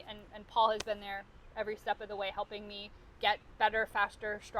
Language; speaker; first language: English; native; English